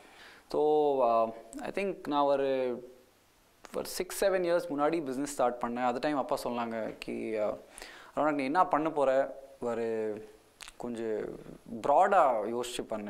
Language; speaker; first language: Tamil; non-native, local second language; Hindi